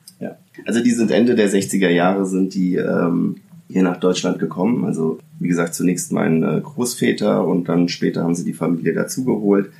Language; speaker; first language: German; early bilingual, other home language; Italian